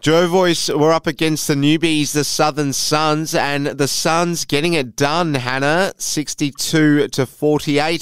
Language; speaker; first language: English; native; English